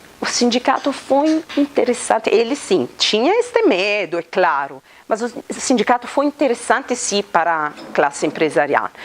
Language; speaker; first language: Portuguese; non-native, fluent; Italian